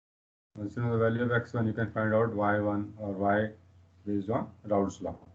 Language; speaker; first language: English; non-native, local second language; Hindi